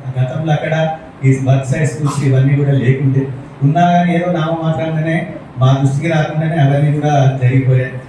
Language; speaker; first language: Telugu; native; Telugu